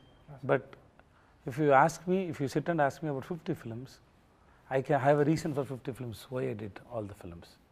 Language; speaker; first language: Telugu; non-native, learner; Tamil